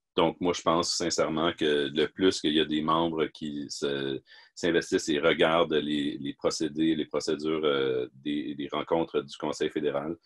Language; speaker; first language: French; native; French